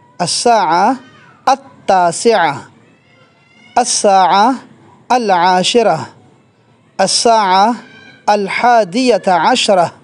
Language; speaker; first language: Arabic; non-native, fluent; Urdu